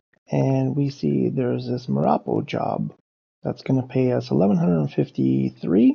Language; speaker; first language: English; native; English